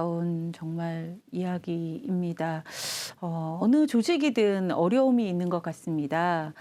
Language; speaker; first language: Korean; native; Korean